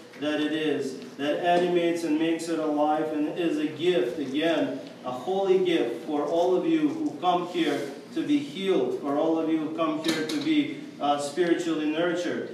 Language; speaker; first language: English; non-native, fluent; Russian